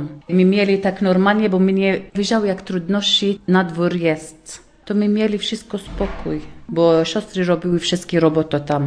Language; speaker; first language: Polish; early bilingual, heritage; Arabic